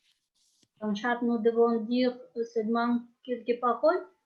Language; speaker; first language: French; non-native, learner; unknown